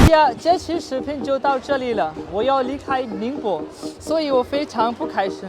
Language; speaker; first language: Chinese; non-native, fluent; Urdu